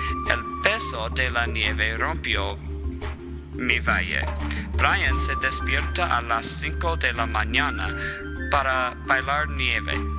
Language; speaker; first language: Spanish; non-native, learner; English